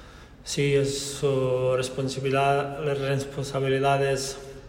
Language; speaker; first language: Spanish; non-native, learner; Croatian